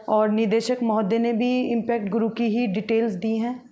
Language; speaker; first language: Hindi; native; Hindi